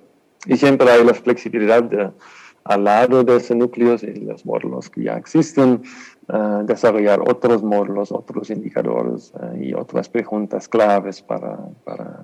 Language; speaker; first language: Spanish; non-native, fluent; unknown